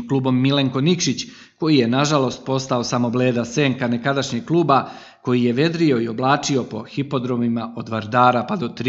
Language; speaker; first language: Serbian; native; Serbian